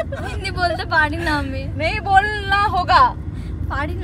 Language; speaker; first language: Hindi; non-native, local second language; Bangla